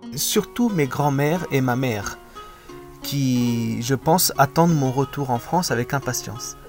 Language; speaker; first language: French; native; French